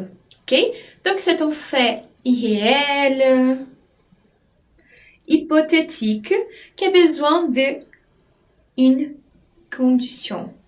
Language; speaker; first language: French; non-native, fluent; Portuguese